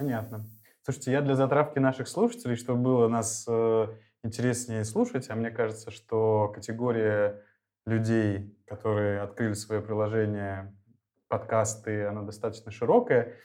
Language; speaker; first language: Russian; native; Russian